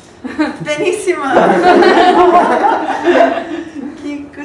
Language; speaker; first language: Italian; non-native, learner; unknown